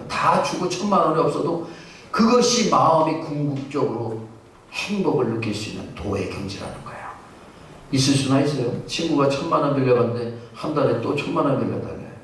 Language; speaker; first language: Korean; native; Korean